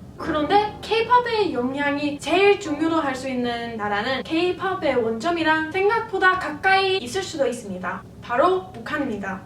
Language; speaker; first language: Korean; non-native, fluent; English